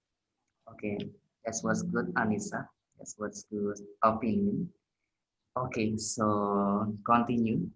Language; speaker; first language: English; non-native, learner; Indonesian